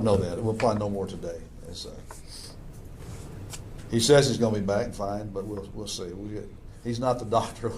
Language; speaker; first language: English; native; English